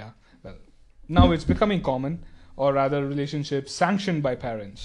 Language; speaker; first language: English; non-native, local second language; Tamil